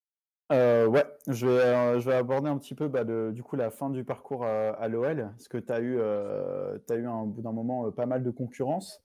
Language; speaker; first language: French; native; French